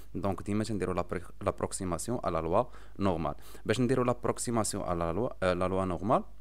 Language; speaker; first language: French; non-native, local second language; Arabic